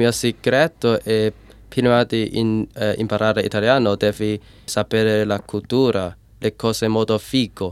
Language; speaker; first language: Italian; non-native, learner; Cantonese